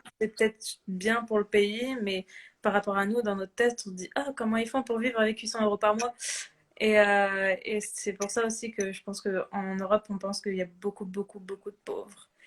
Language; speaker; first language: French; native; French